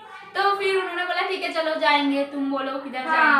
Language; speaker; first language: Hindi; non-native, local second language; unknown